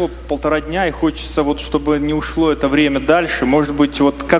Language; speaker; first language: Russian; native; Russian